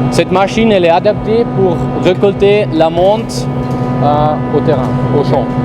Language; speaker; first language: French; non-native, fluent; German